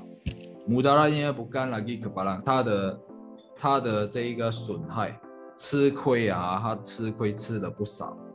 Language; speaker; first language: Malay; non-native, local second language; Chinese